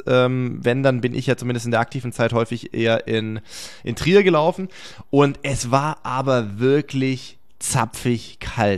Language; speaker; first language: German; native; German